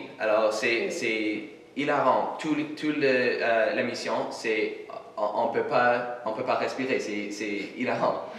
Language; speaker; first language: French; non-native, local second language; English